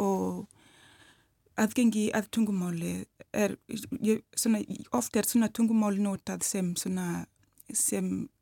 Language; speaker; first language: Icelandic; non-native, learner; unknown